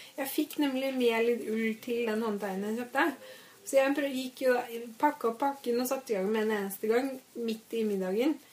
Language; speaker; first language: Norwegian; native; Norwegian